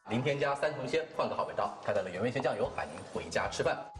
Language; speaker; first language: Chinese; native; Chinese